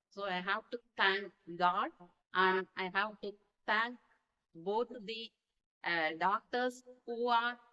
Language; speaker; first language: English; non-native, local second language; Tamil